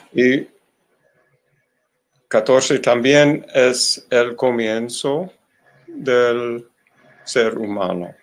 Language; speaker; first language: Spanish; non-native, learner; English